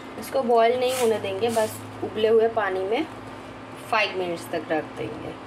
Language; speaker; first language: Hindi; non-native, local second language; Bangla